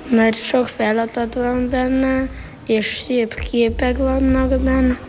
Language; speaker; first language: Hungarian; non-native, local second language; Slovenian